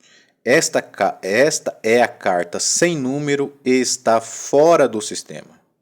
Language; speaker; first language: Portuguese; native; Portuguese